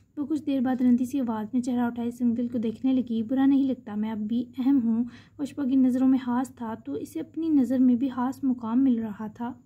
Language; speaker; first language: Urdu; native; Urdu